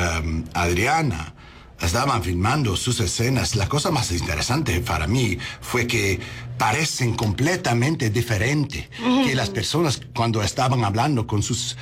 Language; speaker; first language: Spanish; non-native, learner; English